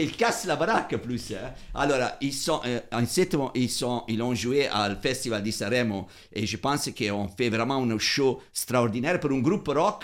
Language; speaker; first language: French; non-native, fluent; Italian